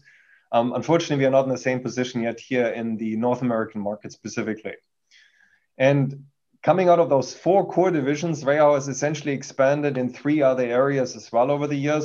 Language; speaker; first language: English; non-native, fluent; German